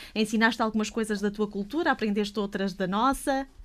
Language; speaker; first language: Portuguese; native; Portuguese